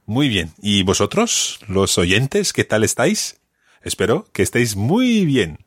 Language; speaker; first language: Spanish; non-native, fluent; English